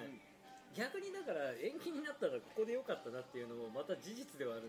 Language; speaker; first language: Japanese; native; Japanese